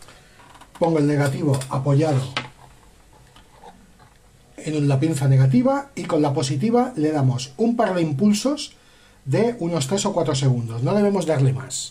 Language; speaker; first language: Spanish; native; Spanish